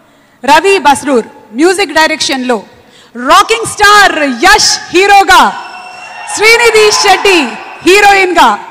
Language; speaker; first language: Telugu; native; Telugu